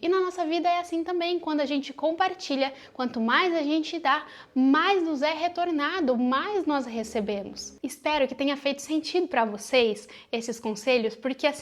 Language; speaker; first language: Portuguese; native; Portuguese